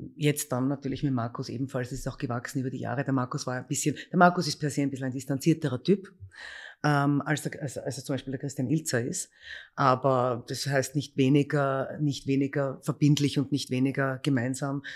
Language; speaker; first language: German; native; German